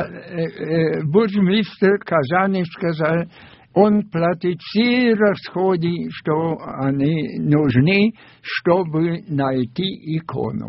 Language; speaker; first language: Russian; non-native, fluent; German